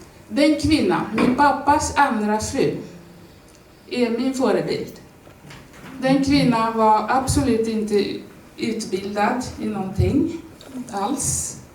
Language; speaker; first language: Swedish; non-native, fluent; Swahili